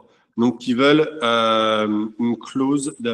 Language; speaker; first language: French; native; French